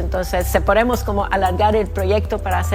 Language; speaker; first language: Spanish; non-native, fluent; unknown